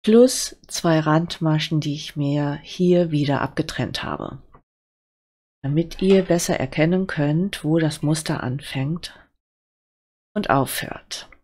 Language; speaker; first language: German; native; German